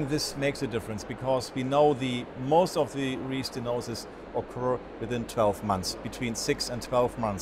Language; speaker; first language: English; non-native, fluent; German